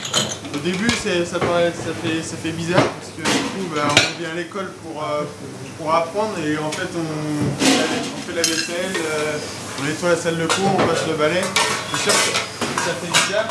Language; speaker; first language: French; native; French